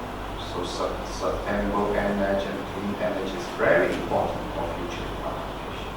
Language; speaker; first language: English; non-native, learner; Chinese